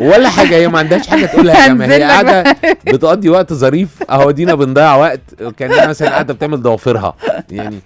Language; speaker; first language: Arabic; native; Arabic